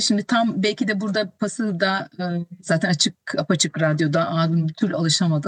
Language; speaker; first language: Turkish; native; Turkish